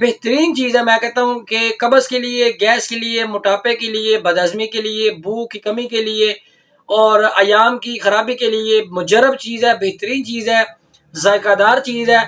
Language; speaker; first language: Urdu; non-native, local second language; Punjabi